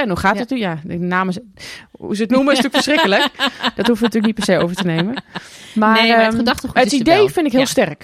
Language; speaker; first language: Dutch; native; Dutch